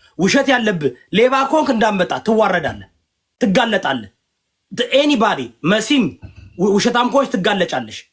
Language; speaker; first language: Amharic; early bilingual, heritage; Amharic